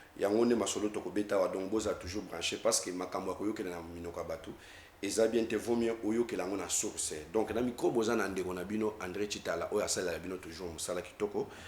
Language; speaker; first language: Lingala; native; Lingala